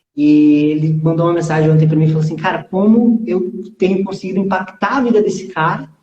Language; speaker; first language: Portuguese; early bilingual, heritage; Portuguese